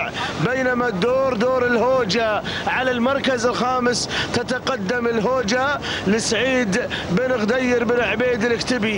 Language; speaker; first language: Arabic; native; Arabic